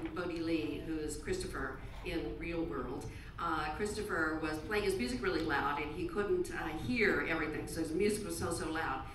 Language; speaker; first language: English; native; English